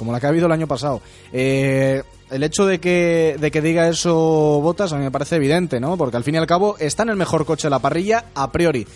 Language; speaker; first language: Spanish; native; Spanish